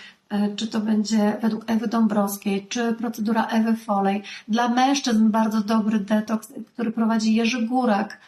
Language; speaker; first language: Polish; native; Polish